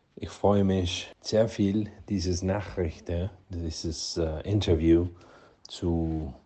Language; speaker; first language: German; non-native, learner; Spanish